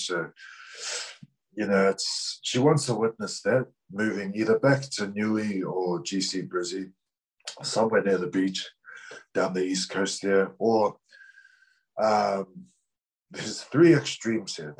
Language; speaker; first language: English; native; English